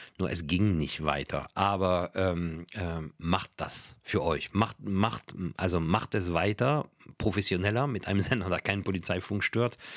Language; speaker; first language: German; non-native, fluent; French